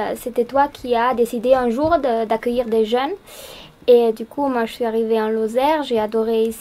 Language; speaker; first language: French; non-native, fluent; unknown